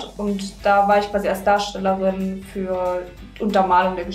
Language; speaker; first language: German; native; German